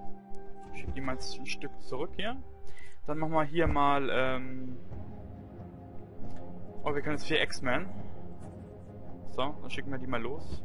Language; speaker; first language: German; native; German